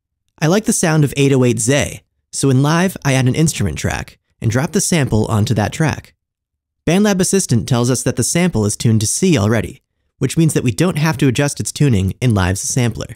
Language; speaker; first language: English; native; English